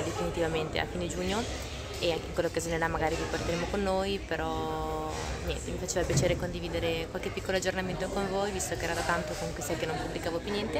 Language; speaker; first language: Italian; native; Italian